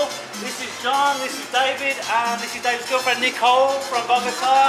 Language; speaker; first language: English; native; English